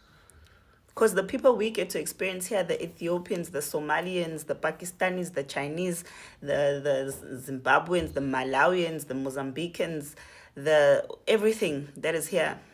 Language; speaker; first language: English; non-native, local second language; Zulu